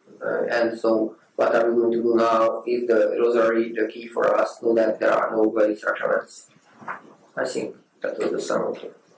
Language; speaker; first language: English; non-native, fluent; Hungarian